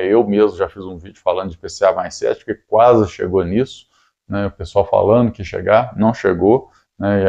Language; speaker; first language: Portuguese; native; Portuguese